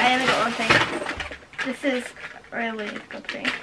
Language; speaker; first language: English; native; English